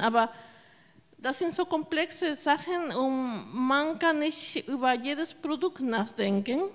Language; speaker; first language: German; non-native, fluent; Spanish